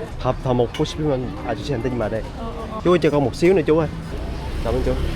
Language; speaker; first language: Korean; non-native, fluent; Vietnamese